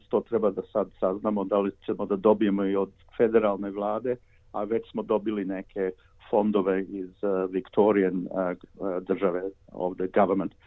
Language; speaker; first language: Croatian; early bilingual, heritage; Croatian